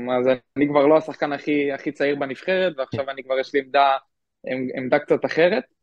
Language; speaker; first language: Hebrew; native; Hebrew